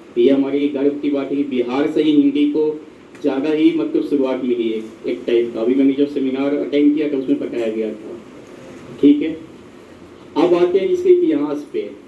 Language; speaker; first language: Hindi; native; Hindi